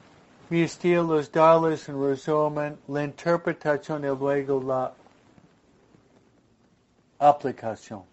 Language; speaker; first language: Spanish; non-native, fluent; English